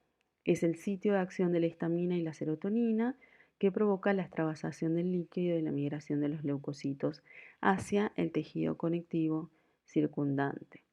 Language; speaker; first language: Spanish; native; Spanish